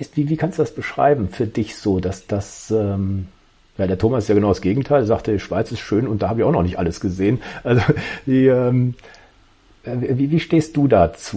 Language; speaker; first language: German; native; German